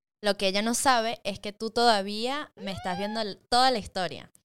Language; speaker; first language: Spanish; early bilingual, heritage; Spanish